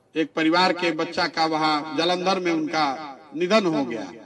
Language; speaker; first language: Hindi; native; Hindi